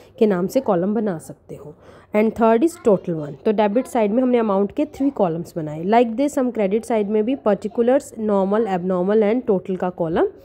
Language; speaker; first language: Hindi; non-native, local second language; Punjabi